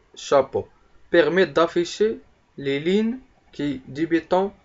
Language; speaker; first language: French; non-native, local second language; Arabic